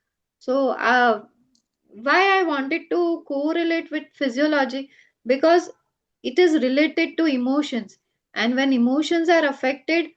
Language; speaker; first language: English; non-native, local second language; Gujarati